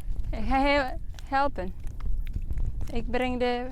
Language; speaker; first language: Dutch; non-native, learner; Filipino